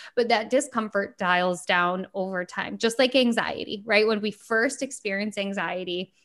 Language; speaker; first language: English; native; English